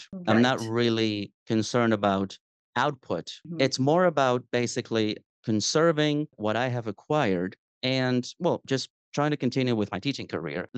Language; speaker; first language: English; non-native, fluent; Spanish